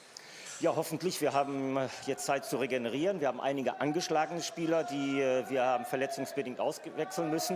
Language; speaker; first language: German; native; German